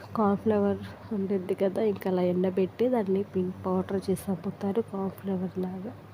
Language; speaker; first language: Telugu; non-native, local second language; Urdu